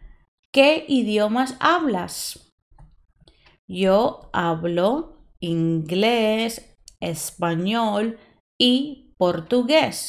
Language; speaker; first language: Spanish; non-native, fluent; English